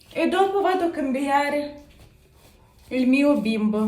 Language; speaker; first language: Italian; non-native, learner; Ukrainian